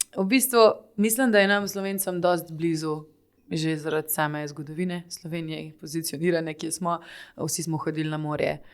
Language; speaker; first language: Slovenian; native; Slovenian